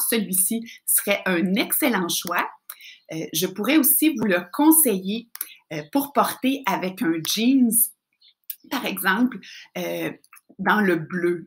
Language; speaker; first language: French; native; French